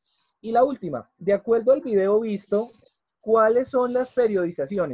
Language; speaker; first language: Spanish; native; Spanish